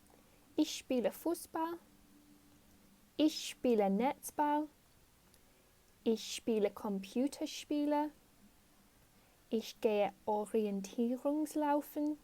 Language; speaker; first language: German; non-native, fluent; English